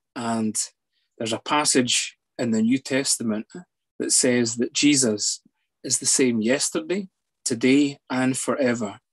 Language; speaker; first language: English; native; English